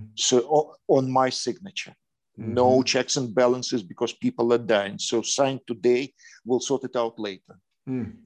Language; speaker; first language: English; non-native, fluent; Ukrainian